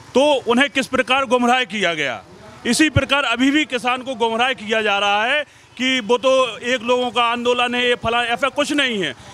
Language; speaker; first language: Hindi; native; Hindi